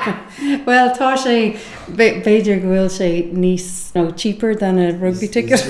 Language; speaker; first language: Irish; non-native, learner; English